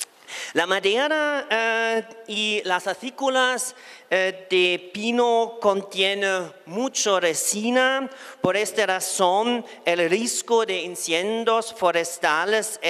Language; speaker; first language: Spanish; non-native, fluent; German